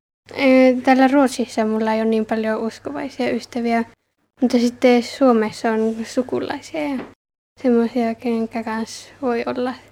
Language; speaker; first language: Finnish; early bilingual, heritage; Finnish